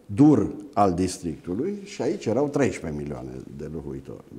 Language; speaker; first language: Romanian; native; Romanian